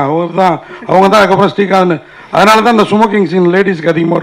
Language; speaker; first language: Tamil; native; Tamil